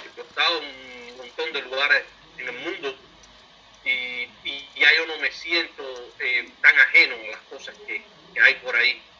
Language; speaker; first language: Spanish; native; Spanish